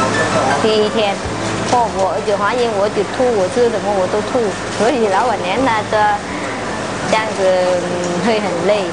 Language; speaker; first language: Chinese; non-native, learner; Vietnamese